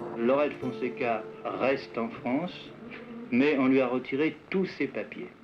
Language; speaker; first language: French; native; French